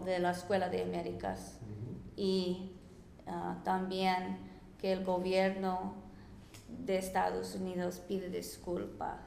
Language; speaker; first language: Spanish; non-native, fluent; English